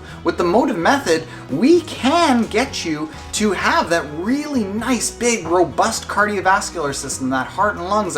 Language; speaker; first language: English; native; English